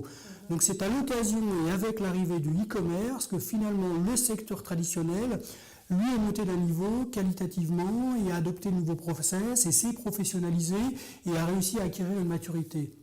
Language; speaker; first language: French; native; French